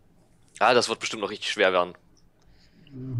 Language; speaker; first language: German; native; German